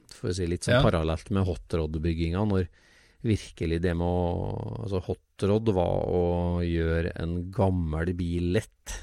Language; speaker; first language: Norwegian; native; Norwegian